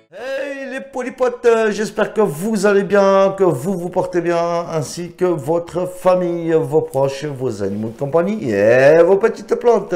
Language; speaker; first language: French; native; French